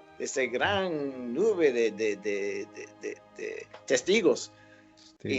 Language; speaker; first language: Spanish; non-native, fluent; English